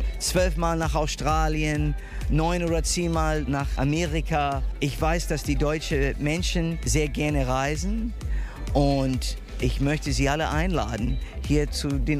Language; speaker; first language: German; non-native, fluent; English